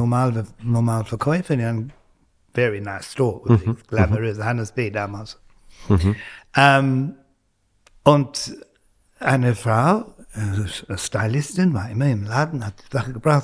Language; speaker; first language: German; non-native, fluent; English